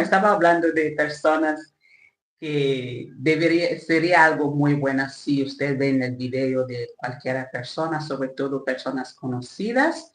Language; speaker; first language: Spanish; non-native, learner; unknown